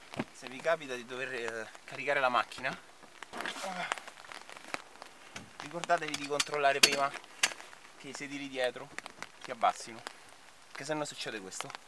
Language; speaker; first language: Italian; native; Italian